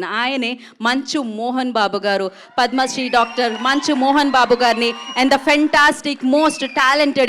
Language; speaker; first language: Telugu; native; Telugu